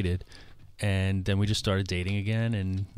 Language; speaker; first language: English; native; English